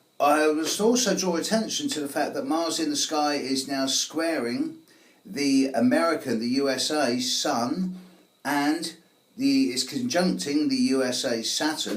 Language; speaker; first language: English; native; English